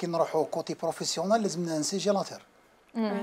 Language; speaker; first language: Arabic; native; Arabic